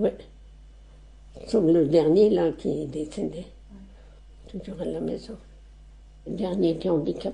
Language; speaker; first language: French; non-native, local second language; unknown